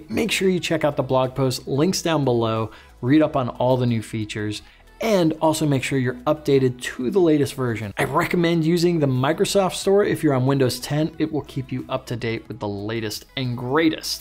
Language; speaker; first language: English; native; English